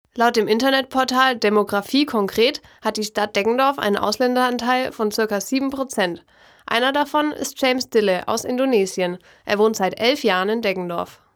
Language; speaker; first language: German; native; German